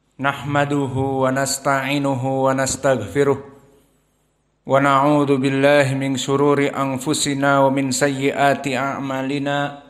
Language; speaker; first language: Arabic; non-native, fluent; Indonesian